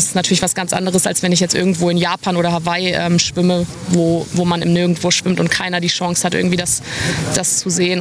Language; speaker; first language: German; native; German